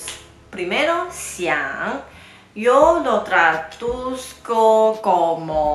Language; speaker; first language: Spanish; non-native, fluent; Chinese